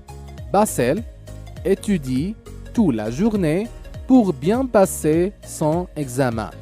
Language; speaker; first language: French; non-native, local second language; Arabic